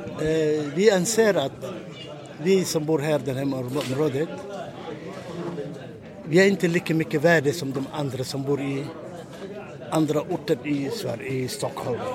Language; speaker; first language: Swedish; non-native, fluent; Somali